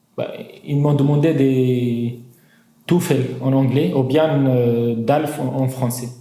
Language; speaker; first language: French; non-native, fluent; Arabic